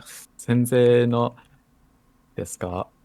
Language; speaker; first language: Japanese; non-native, learner; English